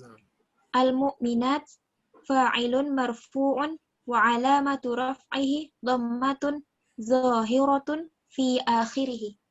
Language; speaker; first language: Arabic; non-native, learner; Indonesian